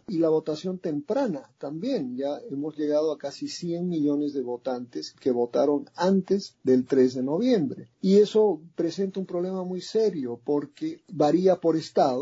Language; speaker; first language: Spanish; native; Spanish